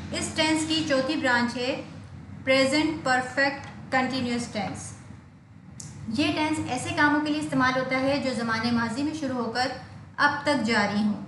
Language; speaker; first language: Urdu; native; Urdu